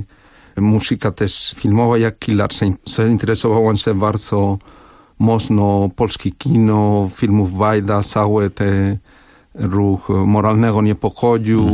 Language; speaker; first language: Polish; non-native, fluent; Spanish